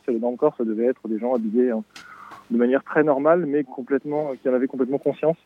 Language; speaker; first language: French; native; French